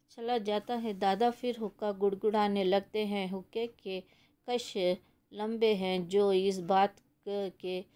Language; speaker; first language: Hindi; non-native, local second language; Kannada